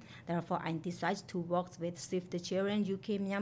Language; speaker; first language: English; non-native, learner; Burmese